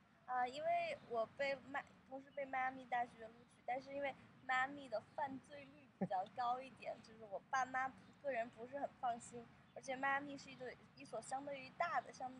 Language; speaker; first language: Chinese; native; Chinese